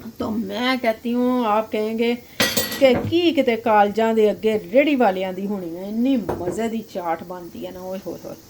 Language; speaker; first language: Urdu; non-native, local second language; Punjabi